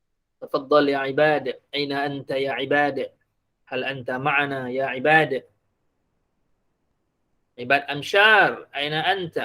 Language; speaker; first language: Arabic; non-native, fluent; Malay